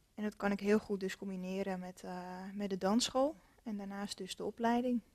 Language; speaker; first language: Dutch; native; Dutch